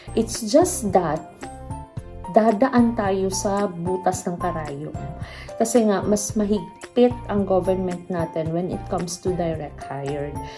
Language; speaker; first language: Filipino; non-native, local second language; Cebuano